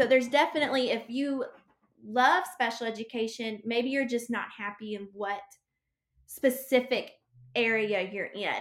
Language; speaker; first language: English; native; English